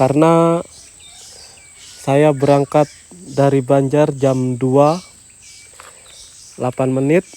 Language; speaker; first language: Indonesian; non-native, fluent; Japanese